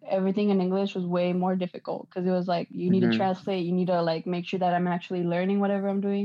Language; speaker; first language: English; non-native, fluent; Spanish